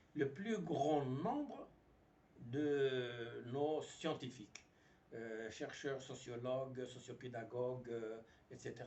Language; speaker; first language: French; non-native, local second language; Arabic